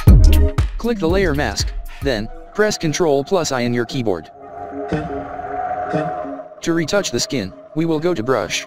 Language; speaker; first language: English; non-native, local second language; Filipino